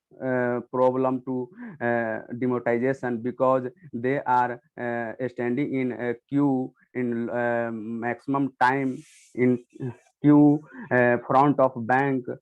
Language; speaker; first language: English; non-native, learner; Hindi